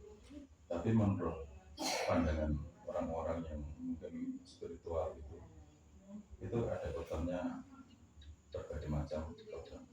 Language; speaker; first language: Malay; non-native, local second language; Javanese